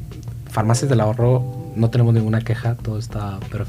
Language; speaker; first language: Spanish; native; Spanish